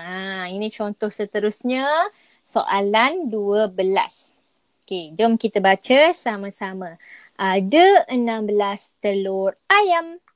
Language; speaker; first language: Malay; native; Malay